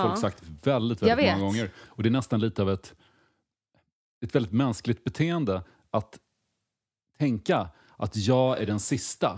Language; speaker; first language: Swedish; native; Swedish